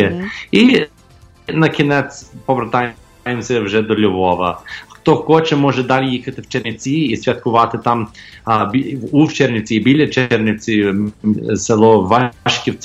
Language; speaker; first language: Ukrainian; early bilingual, heritage; Ukrainian